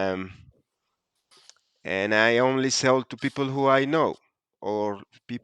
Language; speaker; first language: English; non-native, fluent; Spanish